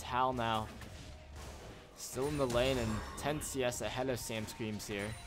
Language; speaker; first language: English; native; English